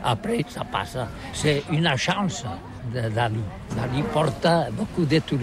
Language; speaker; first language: French; non-native, learner; Catalan